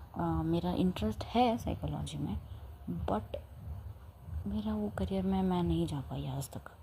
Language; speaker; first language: Hindi; non-native, local second language; Marwari